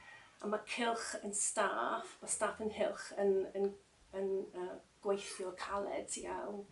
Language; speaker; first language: Welsh; non-native, learner; English